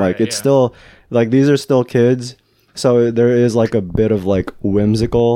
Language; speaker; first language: English; native; English